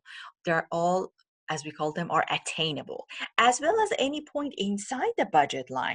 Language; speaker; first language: English; non-native, fluent; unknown